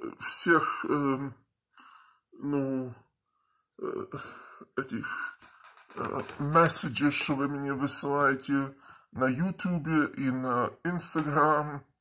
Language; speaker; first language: Russian; early bilingual, heritage; Russian